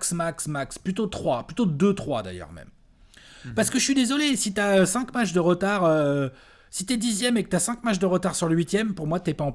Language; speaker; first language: French; native; French